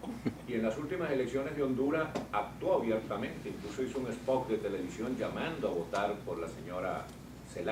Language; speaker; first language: Spanish; native; Spanish